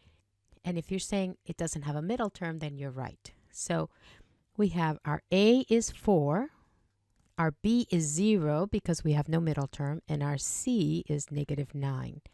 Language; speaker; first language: English; native; English